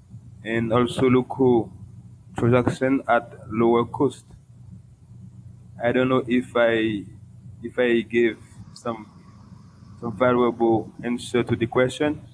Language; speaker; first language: English; non-native, local second language; Haitian Creole